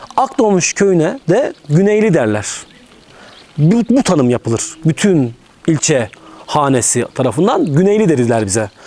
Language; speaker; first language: Turkish; native; Turkish